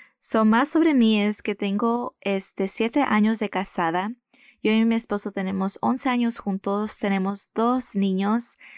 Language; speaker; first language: Spanish; early bilingual, heritage; Spanish